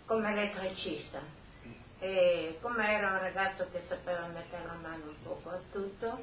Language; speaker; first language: Italian; non-native, local second language; Friulian